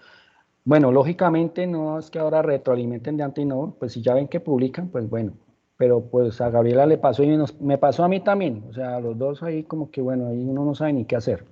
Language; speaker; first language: Spanish; native; Spanish